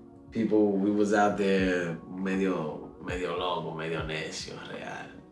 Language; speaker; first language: English; early bilingual, other home language; Spanish